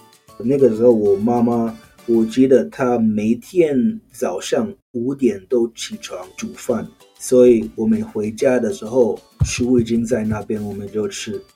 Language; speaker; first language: Chinese; non-native, fluent; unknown